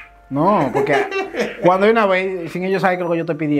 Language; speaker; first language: Spanish; native; Spanish